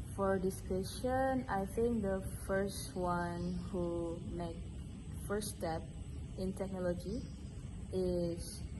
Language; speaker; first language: English; non-native, local second language; Malay